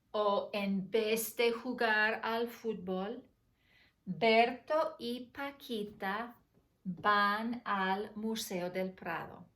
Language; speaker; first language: Spanish; non-native, fluent; English